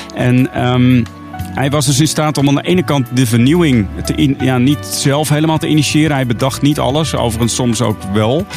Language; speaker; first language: Dutch; native; Dutch